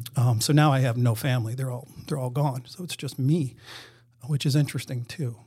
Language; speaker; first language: English; native; English